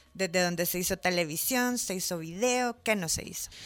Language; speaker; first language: Spanish; native; Spanish